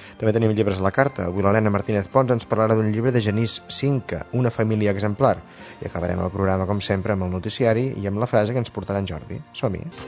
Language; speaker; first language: Catalan; native; Catalan